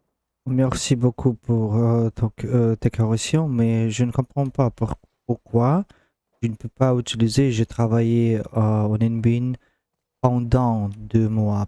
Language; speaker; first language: French; non-native, learner; Russian